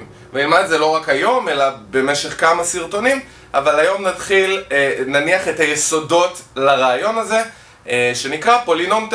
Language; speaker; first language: Hebrew; native; Hebrew